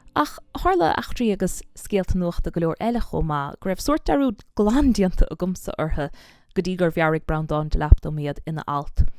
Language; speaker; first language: Irish; native; Irish